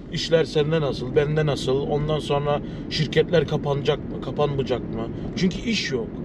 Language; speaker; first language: Turkish; early bilingual, heritage; Turkish